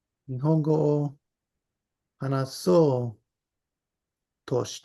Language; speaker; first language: Japanese; non-native, learner; English